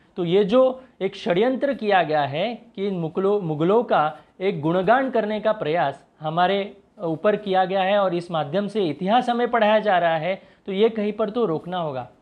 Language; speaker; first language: Hindi; non-native, local second language; Marathi